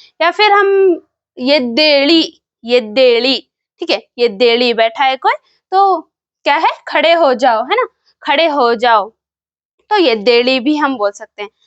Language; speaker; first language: Hindi; non-native, local second language; Kannada